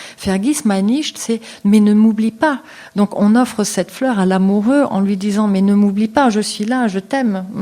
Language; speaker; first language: French; non-native, local second language; Luxembourgish